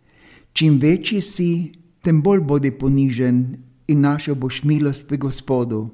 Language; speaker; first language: Slovenian; native; Slovenian